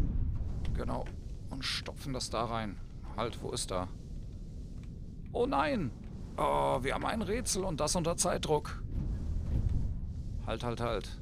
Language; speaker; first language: German; native; German